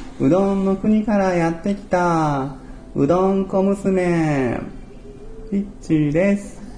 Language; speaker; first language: Japanese; native; Japanese